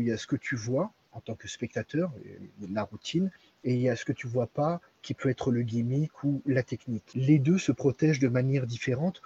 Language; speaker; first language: French; native; French